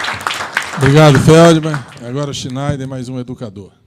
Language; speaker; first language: Portuguese; native; Portuguese